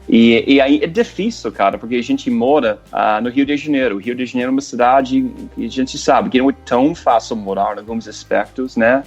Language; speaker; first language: Portuguese; non-native, fluent; English